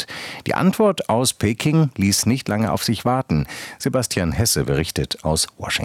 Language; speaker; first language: German; native; German